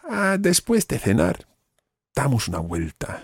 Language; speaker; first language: Spanish; non-native, fluent; English